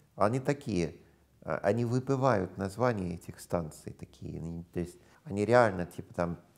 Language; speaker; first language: Russian; non-native, fluent; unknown